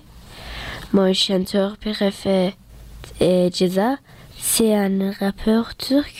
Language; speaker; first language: French; early bilingual, other home language; Turkish